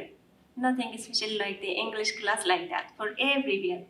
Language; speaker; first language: English; non-native, learner; Persian